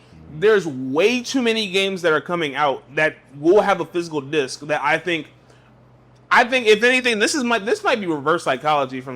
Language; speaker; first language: English; native; English